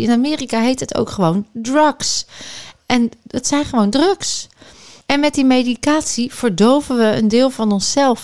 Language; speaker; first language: Dutch; native; Dutch